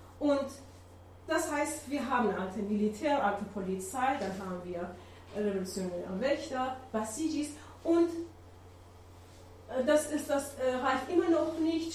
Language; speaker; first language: German; non-native, learner; Persian